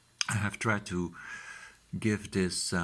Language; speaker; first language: English; non-native, fluent; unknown